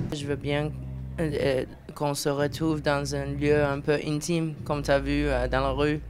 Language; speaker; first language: French; non-native, fluent; English